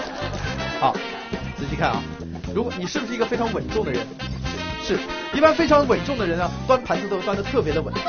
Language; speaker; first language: Chinese; native; Chinese